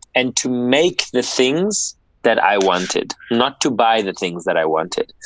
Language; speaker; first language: English; native; English